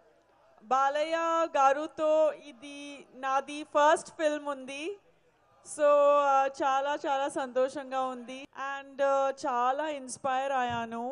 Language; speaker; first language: Telugu; non-native, learner; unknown